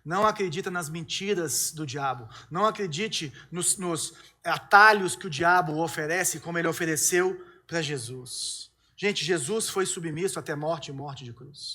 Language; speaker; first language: Portuguese; native; Portuguese